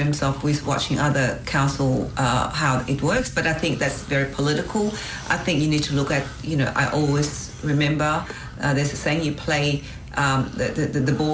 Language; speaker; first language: English; non-native, local second language; Vietnamese